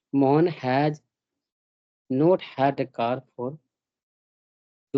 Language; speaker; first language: English; non-native, learner; Hindi